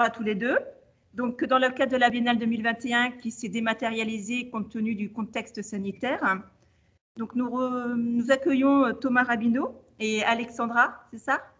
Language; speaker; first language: French; native; French